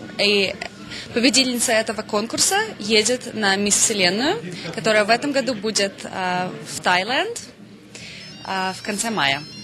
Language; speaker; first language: Russian; native; Russian